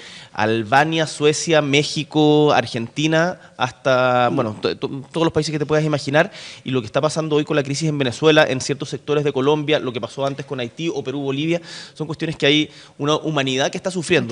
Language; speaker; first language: Spanish; native; Spanish